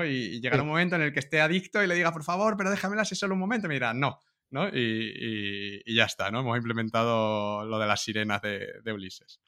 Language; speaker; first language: Spanish; native; Spanish